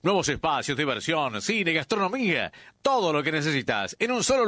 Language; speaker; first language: Spanish; native; Spanish